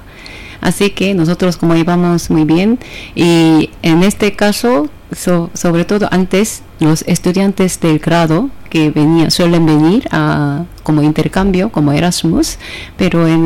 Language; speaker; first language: Spanish; non-native, fluent; Korean